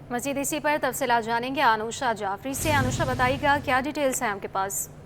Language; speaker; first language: Urdu; native; Urdu